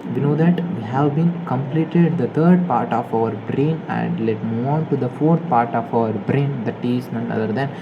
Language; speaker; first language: English; non-native, local second language; Kannada